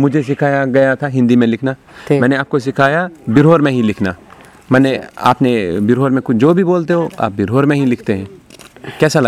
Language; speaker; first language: Hindi; native; Hindi